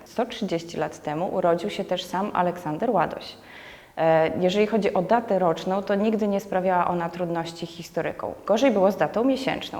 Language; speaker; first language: Polish; native; Polish